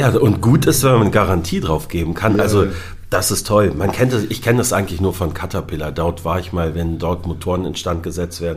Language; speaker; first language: German; native; German